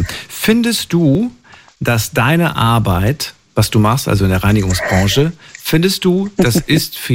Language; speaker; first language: German; native; German